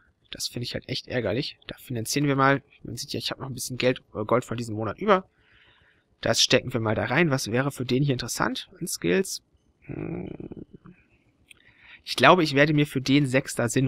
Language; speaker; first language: German; native; German